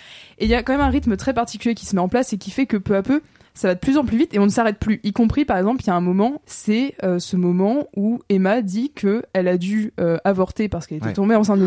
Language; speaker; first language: French; native; French